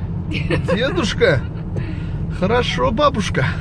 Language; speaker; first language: Russian; non-native, local second language; Tatar